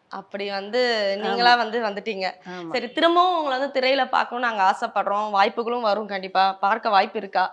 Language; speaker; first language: Tamil; native; Tamil